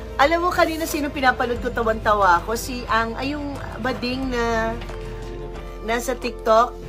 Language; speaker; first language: Filipino; non-native, local second language; Cebuano